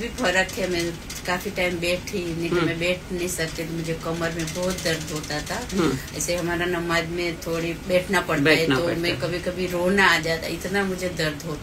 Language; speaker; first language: Hindi; non-native, local second language; Gujarati